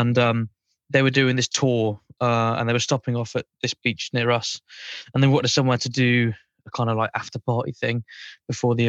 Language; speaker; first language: English; native; English